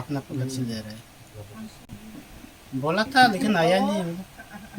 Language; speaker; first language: Hindi; non-native, local second language; Garo